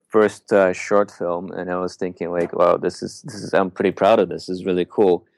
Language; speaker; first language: English; early bilingual, other home language; Russian